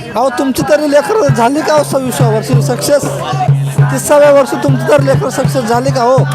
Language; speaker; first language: Marathi; non-native, local second language; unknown